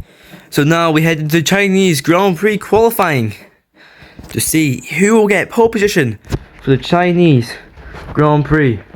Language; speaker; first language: English; native; English